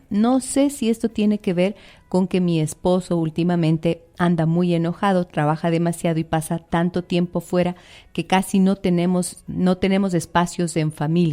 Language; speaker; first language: Spanish; native; Spanish